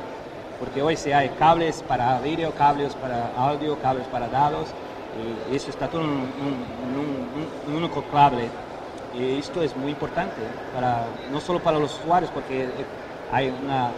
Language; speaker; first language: Spanish; non-native, fluent; Portuguese